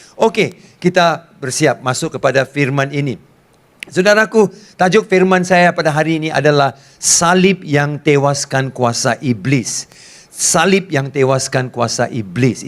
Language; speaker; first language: Malay; non-native, local second language; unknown